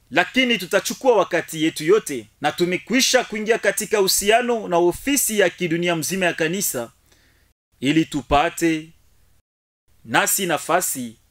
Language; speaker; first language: Swahili; native; Swahili